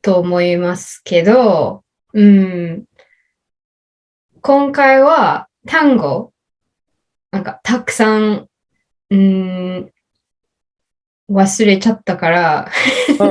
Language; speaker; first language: Japanese; non-native, learner; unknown